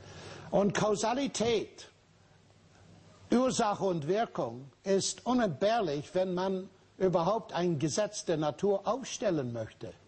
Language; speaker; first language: German; non-native, fluent; English